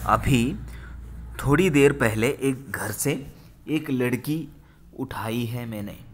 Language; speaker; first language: Hindi; non-native, local second language; Malayalam